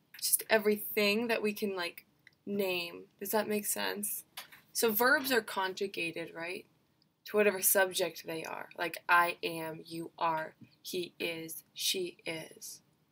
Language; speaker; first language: English; native; English